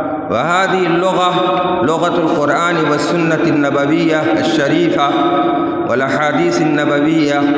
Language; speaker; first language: Arabic; non-native, fluent; Urdu